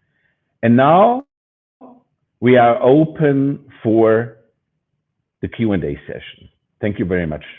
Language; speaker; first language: English; non-native, fluent; German